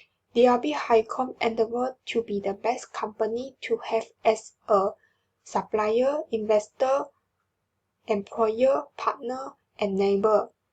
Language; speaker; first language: English; non-native, learner; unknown